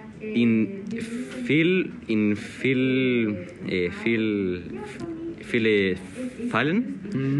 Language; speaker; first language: German; non-native, learner; Spanish